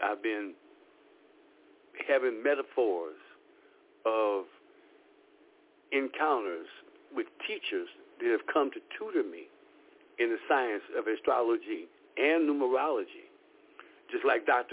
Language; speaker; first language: English; native; English